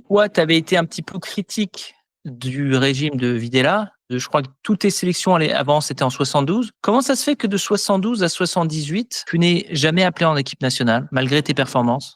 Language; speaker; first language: French; native; French